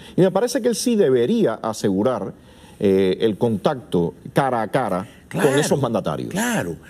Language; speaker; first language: Spanish; native; Spanish